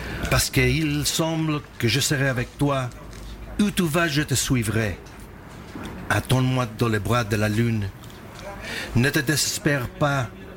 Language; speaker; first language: French; non-native, fluent; English